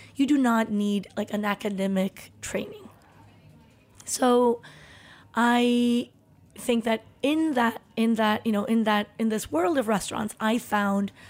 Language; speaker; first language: English; early bilingual, other home language; Spanish